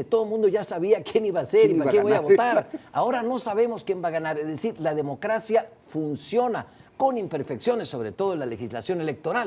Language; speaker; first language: Spanish; native; Spanish